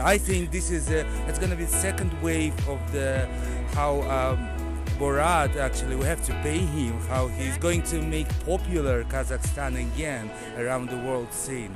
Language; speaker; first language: English; non-native, fluent; Russian